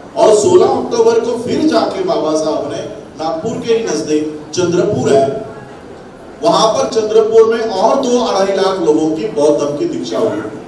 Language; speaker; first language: Hindi; non-native, local second language; Marathi